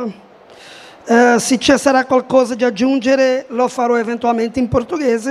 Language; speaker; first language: Italian; non-native, fluent; Portuguese